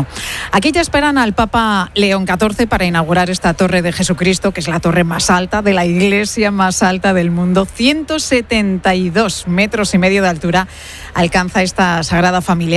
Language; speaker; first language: Spanish; native; Spanish